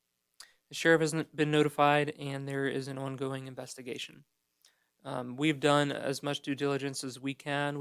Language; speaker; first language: English; native; English